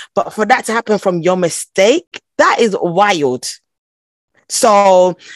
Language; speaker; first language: English; non-native, local second language; Akan